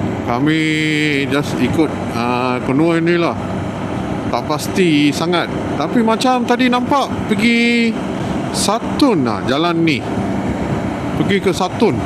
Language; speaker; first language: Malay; non-native, local second language; Tamil